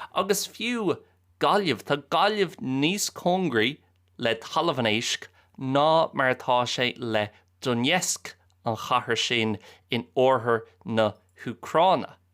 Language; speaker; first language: Irish; native; Irish